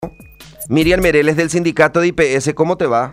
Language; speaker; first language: Spanish; native; Spanish